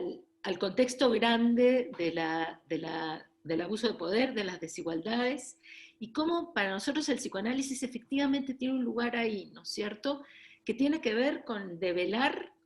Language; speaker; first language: Spanish; native; Spanish